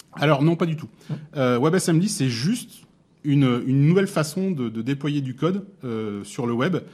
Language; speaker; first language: French; native; French